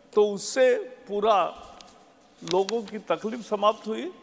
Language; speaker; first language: Hindi; non-native, local second language; Marathi